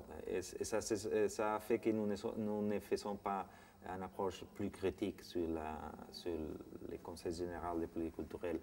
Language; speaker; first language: French; non-native, fluent; Spanish